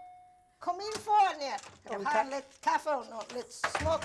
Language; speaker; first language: Danish; early bilingual, heritage; Danish